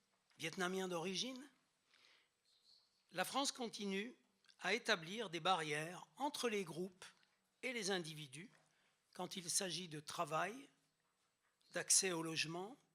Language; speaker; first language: French; native; French